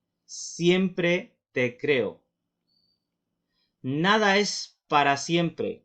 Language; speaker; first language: Spanish; non-native, fluent; Urdu